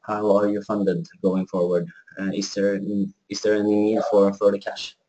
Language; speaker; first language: English; non-native, fluent; Norwegian